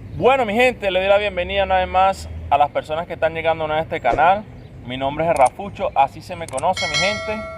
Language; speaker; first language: Spanish; native; Spanish